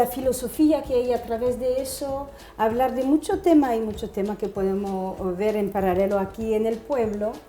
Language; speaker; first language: Spanish; non-native, fluent; French